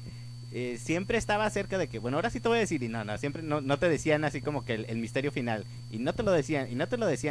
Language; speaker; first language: Spanish; native; Spanish